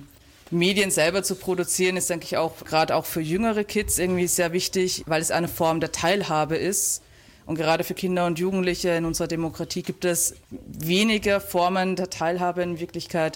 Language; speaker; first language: German; native; German